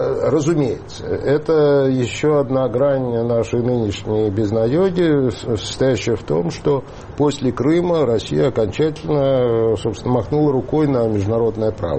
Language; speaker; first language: Russian; native; Russian